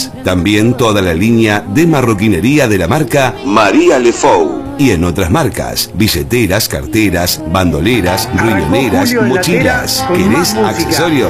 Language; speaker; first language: Spanish; native; Spanish